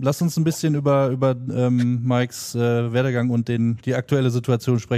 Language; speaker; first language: German; native; German